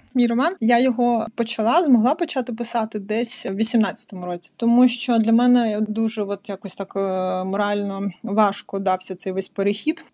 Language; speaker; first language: Ukrainian; non-native, local second language; Russian